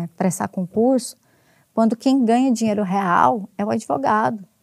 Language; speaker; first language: Portuguese; native; Portuguese